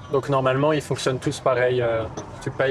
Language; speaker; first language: French; native; French